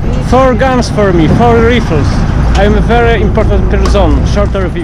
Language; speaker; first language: English; non-native, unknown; Polish